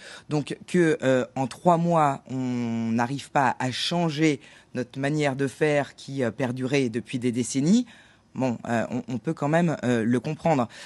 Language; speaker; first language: French; native; French